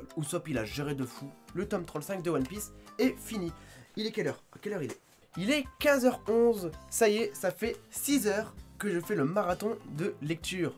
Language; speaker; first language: French; native; French